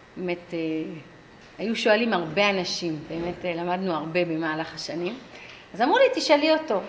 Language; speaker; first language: Hebrew; early bilingual, other home language; English